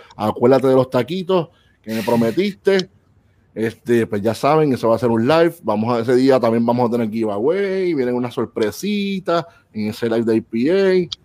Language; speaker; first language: Spanish; native; Spanish